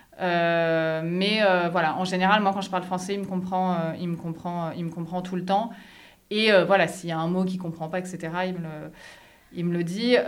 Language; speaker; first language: French; native; French